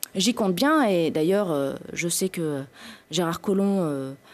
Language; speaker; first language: French; native; French